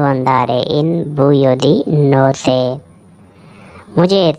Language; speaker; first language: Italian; non-native, learner; Urdu